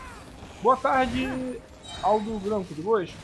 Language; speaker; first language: Portuguese; native; Portuguese